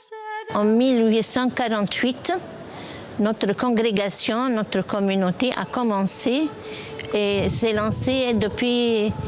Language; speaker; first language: French; non-native, fluent; Arabic